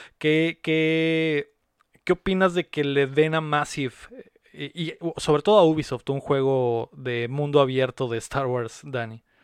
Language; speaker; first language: Spanish; native; Spanish